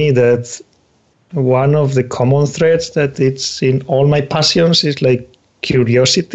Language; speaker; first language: English; non-native, fluent; Spanish